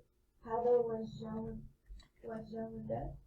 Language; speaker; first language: Arabic; non-native, learner; English